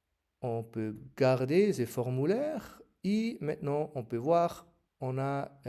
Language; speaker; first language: French; non-native, learner; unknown